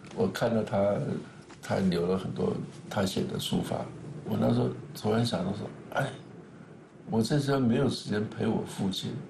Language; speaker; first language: Chinese; native; Chinese